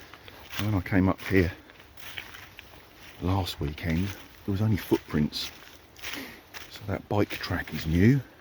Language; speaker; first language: English; native; English